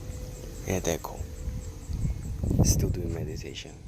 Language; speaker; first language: English; non-native, learner; Chinese